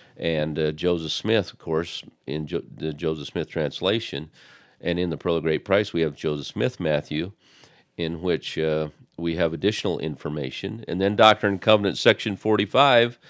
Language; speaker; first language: English; native; English